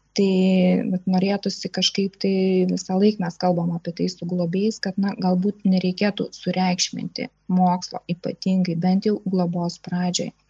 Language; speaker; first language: Lithuanian; native; Lithuanian